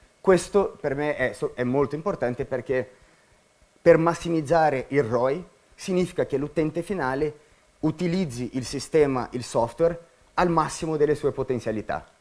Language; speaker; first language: Italian; non-native, fluent; Portuguese